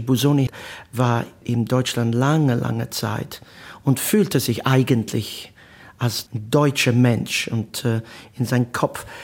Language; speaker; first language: German; non-native, learner; Italian